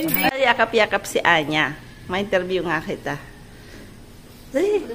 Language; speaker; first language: Filipino; native; Filipino